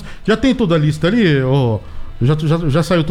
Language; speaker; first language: Portuguese; native; Portuguese